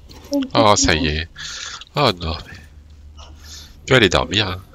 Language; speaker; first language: French; native; French